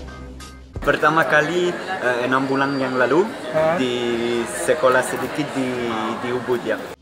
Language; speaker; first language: Indonesian; non-native, learner; French